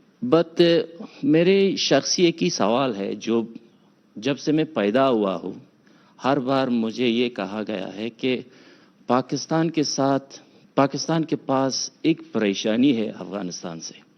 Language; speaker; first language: Hindi; non-native, fluent; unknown